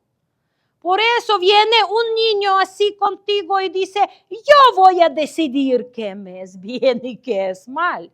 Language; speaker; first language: Spanish; non-native, fluent; Ukrainian